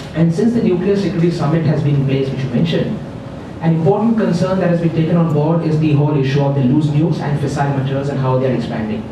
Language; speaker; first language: English; non-native, fluent; Persian